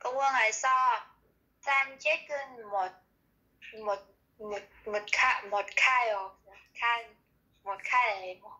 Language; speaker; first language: Korean; non-native, learner; Vietnamese